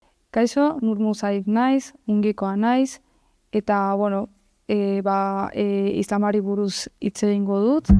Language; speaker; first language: Basque; early bilingual, other home language; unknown